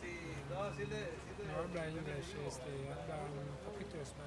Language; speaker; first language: Spanish; non-native, learner; Haitian Creole